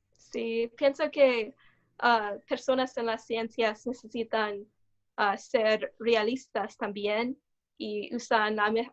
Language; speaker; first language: Spanish; non-native, learner; English